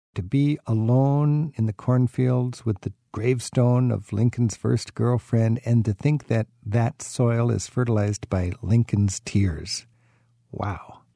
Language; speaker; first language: English; native; English